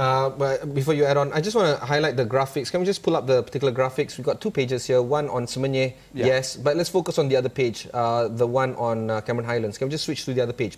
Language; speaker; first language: English; non-native, local second language; Malay